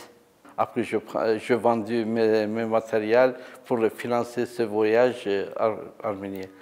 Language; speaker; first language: French; non-native, learner; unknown